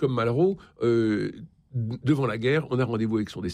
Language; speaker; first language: French; native; French